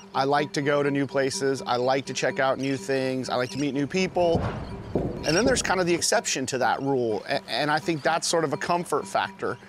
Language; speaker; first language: English; native; English